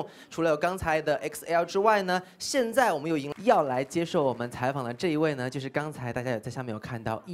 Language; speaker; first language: Chinese; native; Chinese